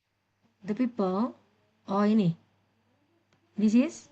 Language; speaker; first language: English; non-native, learner; Indonesian